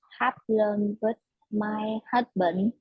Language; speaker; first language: English; non-native, learner; Vietnamese